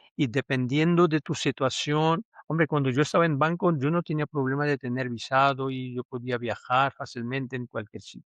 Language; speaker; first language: Spanish; non-native, fluent; Urdu